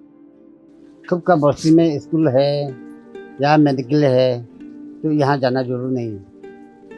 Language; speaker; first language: Hindi; non-native, local second language; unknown